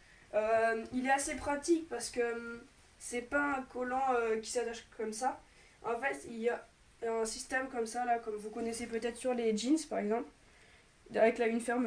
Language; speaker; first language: French; native; French